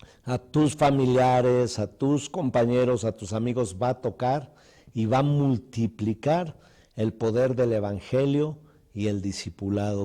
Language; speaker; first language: Spanish; native; Spanish